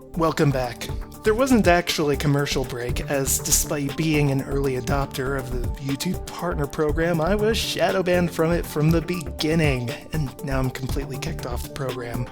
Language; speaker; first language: English; native; English